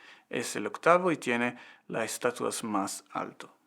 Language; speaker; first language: Spanish; non-native, fluent; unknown